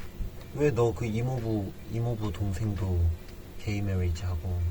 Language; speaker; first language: Korean; native; Korean